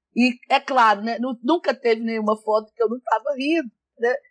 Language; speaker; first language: Portuguese; native; Portuguese